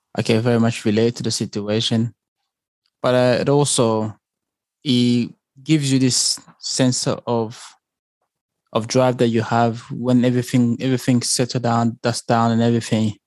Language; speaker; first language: English; early bilingual, other home language; Lingala